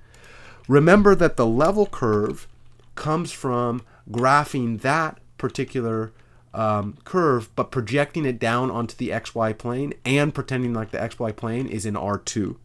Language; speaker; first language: English; native; English